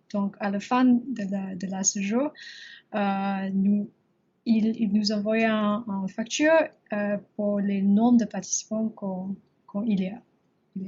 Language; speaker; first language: French; non-native, learner; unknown